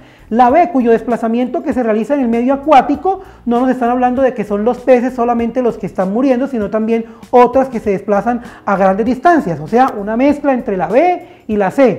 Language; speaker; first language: Spanish; native; Spanish